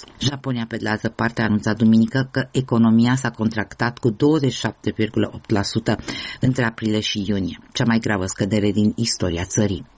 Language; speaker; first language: Romanian; native; Romanian